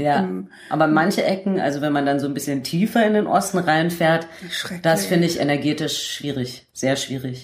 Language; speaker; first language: German; native; German